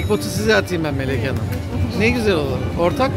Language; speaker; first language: Turkish; native; Turkish